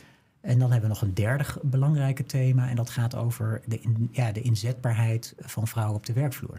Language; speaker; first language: Dutch; native; Dutch